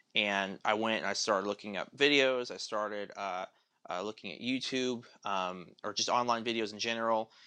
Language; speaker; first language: English; native; English